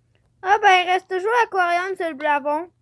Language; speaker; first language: French; native; French